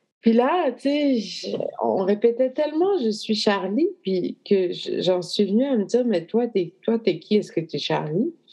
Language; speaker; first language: French; native; French